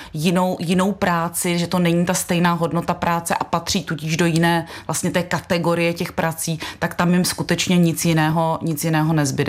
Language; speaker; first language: Czech; native; Czech